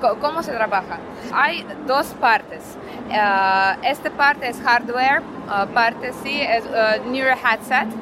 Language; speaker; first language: Spanish; non-native, learner; Russian